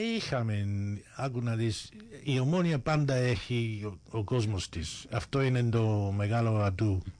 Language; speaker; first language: Greek; early bilingual, heritage; Greek